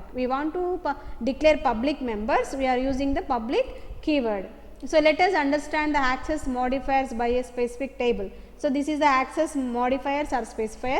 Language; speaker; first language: English; non-native, local second language; Telugu